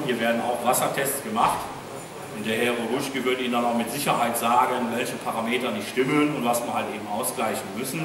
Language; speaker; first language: German; native; German